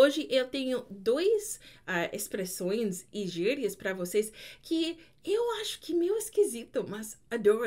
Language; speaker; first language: Portuguese; non-native, fluent; English